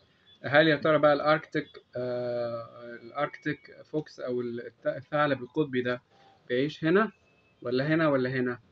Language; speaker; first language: Arabic; native; Arabic